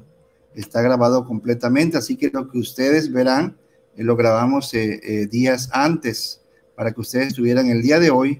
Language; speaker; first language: Spanish; native; Spanish